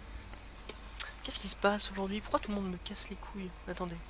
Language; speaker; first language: French; native; French